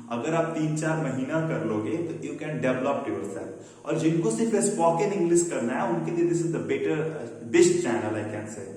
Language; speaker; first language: Hindi; non-native, local second language; Bhojpuri